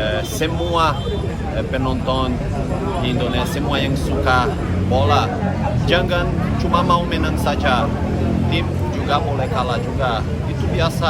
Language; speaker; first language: Indonesian; non-native, fluent; Portuguese